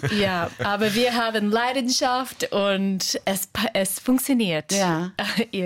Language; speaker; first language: German; non-native, fluent; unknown